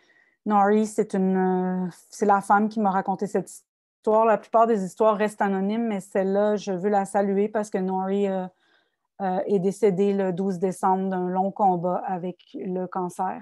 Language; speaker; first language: French; native; French